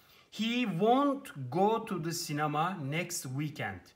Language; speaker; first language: English; non-native, fluent; Turkish